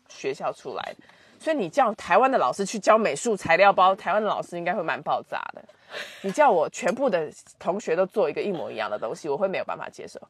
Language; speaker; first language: Chinese; native; Chinese